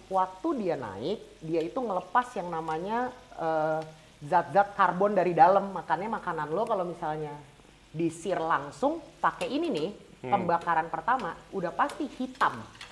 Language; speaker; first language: Indonesian; native; Indonesian